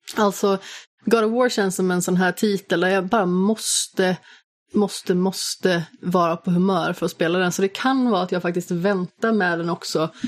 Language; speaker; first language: Swedish; native; Swedish